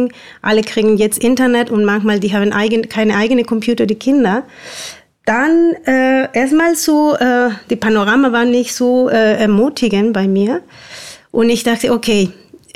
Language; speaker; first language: German; non-native, fluent; Spanish